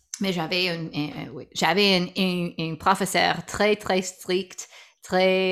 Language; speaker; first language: French; non-native, learner; English